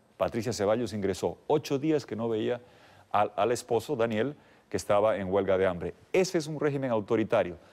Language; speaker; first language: Spanish; native; Spanish